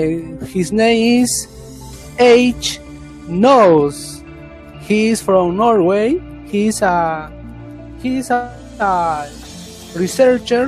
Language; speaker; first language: English; non-native, learner; Spanish